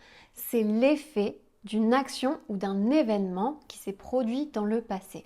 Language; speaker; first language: French; native; French